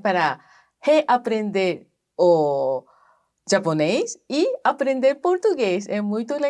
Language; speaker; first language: Portuguese; non-native, fluent; Japanese